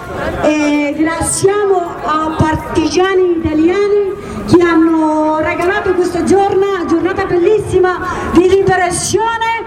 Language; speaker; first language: Italian; non-native, learner; Kurdish